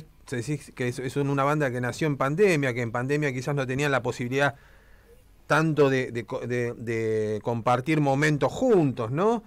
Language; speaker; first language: Spanish; native; Spanish